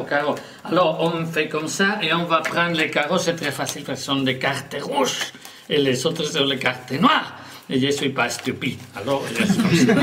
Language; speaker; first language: French; non-native, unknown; Spanish